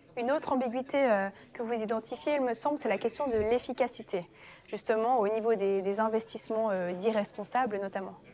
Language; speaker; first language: French; native; French